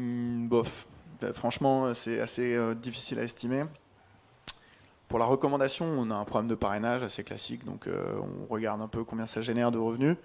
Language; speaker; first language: French; native; French